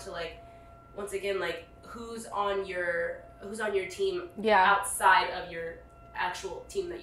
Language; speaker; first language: English; native; English